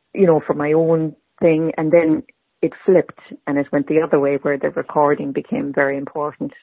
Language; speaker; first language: English; native; English